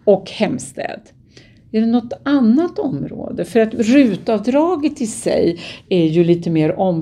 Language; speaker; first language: Swedish; native; Swedish